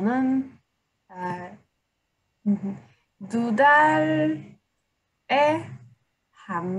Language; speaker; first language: Korean; non-native, learner; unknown